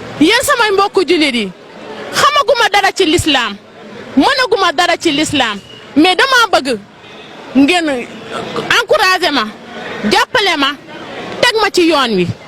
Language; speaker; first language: Wolof; non-native, local second language; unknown